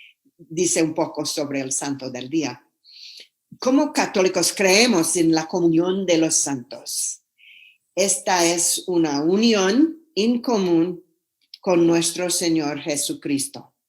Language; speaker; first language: Spanish; non-native, fluent; English